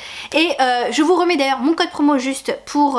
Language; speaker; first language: French; native; French